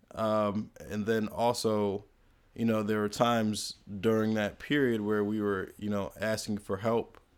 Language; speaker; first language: English; native; English